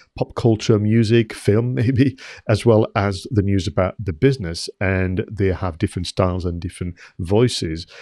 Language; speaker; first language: English; non-native, fluent; French